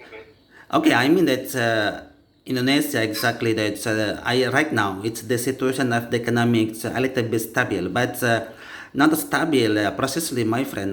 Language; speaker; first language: English; non-native, learner; Indonesian